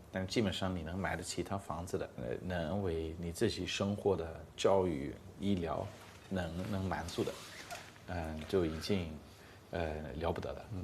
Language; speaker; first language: Chinese; non-native, fluent; English